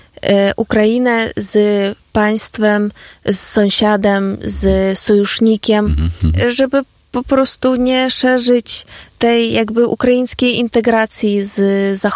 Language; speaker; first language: Polish; non-native, fluent; Ukrainian